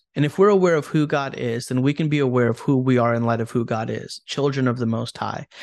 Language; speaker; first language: English; early bilingual, other home language; Hindi